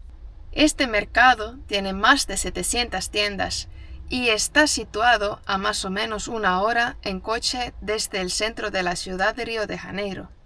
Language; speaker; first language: Spanish; non-native, fluent; Portuguese